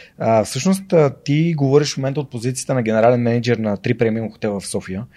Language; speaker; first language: Bulgarian; native; Bulgarian